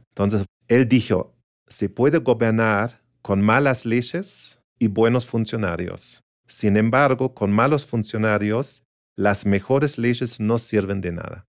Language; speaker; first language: Spanish; non-native, fluent; German